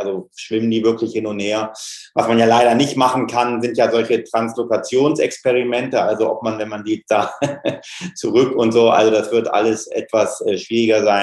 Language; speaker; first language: German; native; German